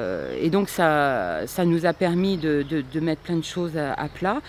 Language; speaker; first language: French; native; French